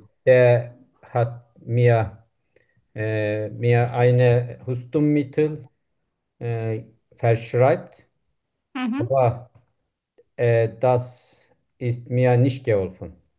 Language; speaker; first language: German; non-native, learner; Turkish